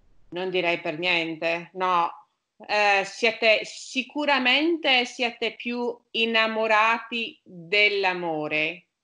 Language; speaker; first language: Italian; non-native, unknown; English